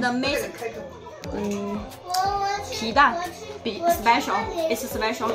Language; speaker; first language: English; non-native, learner; Chinese